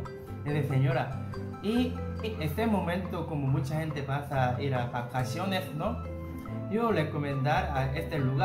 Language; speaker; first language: Spanish; non-native, learner; Korean